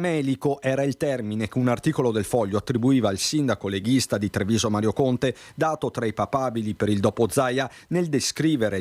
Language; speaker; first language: Italian; native; Italian